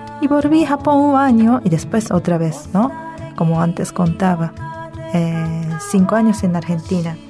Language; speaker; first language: Spanish; early bilingual, other home language; Japanese